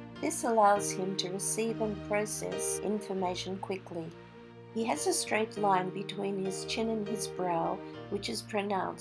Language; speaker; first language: English; native; English